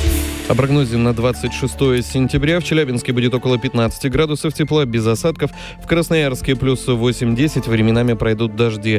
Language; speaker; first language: Russian; native; Russian